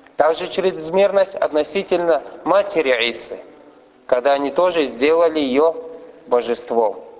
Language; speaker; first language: Russian; non-native, fluent; Arabic